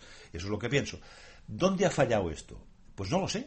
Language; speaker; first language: Spanish; native; Spanish